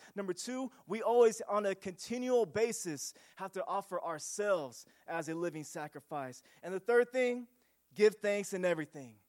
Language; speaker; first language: English; native; English